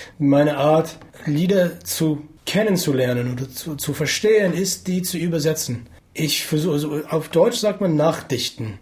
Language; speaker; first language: German; non-native, fluent; English